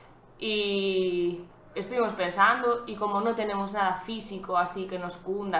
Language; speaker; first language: Spanish; native; Spanish